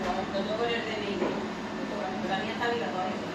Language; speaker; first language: Spanish; native; Spanish